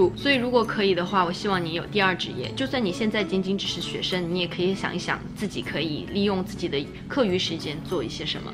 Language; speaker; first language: Chinese; native; Chinese